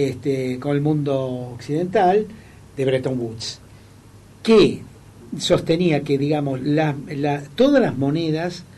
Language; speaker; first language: Spanish; native; Spanish